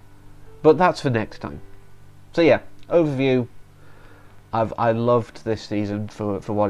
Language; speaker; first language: English; native; English